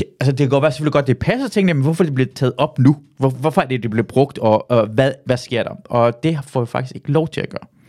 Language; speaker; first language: Danish; early bilingual, other home language; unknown